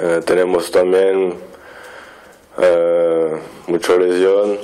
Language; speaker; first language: Spanish; non-native, fluent; French